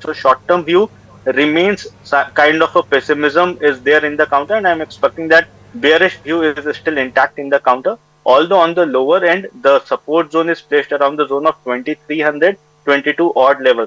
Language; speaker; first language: English; non-native, local second language; Hindi